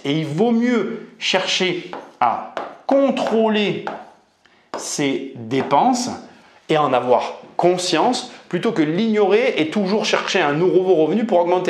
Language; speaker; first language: French; native; French